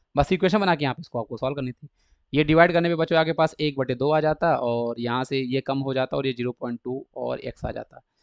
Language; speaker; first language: Hindi; native; Hindi